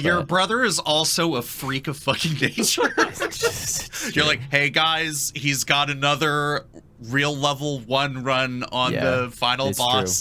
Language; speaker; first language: English; native; English